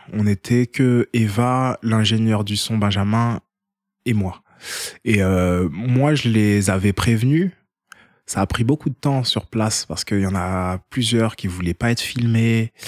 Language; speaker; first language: French; early bilingual, other home language; Haitian Creole